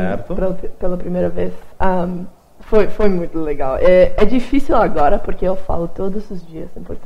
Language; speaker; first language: Portuguese; non-native, fluent; English